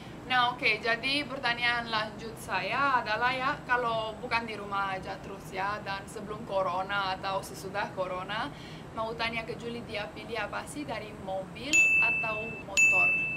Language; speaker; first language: Indonesian; non-native, fluent; Russian